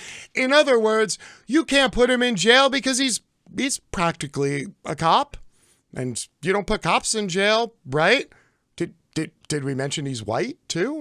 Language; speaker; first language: English; native; English